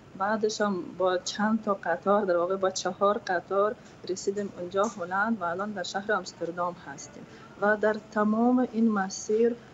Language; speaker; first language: Persian; non-native, fluent; Ukrainian